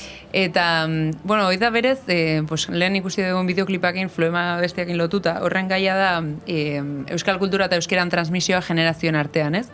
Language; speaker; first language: Basque; native; Basque